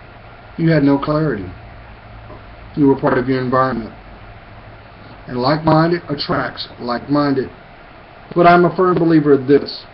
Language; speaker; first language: English; native; English